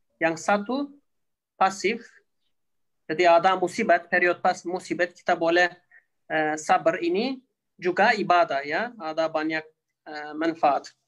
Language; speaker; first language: Indonesian; non-native, learner; Turkish